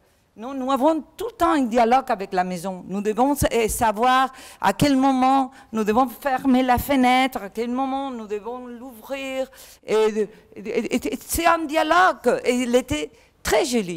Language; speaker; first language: French; non-native, learner; Catalan